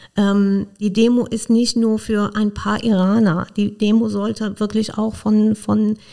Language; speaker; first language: German; non-native, fluent; Persian